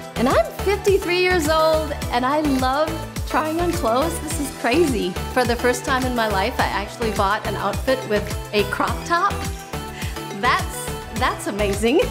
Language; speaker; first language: English; native; English